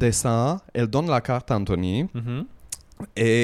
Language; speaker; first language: French; native; French